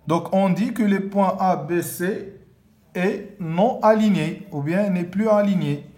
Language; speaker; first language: French; non-native, local second language; Arabic